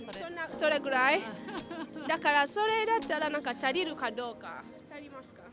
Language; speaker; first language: Japanese; non-native, learner; English